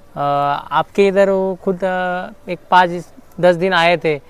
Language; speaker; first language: Hindi; non-native, local second language; Marathi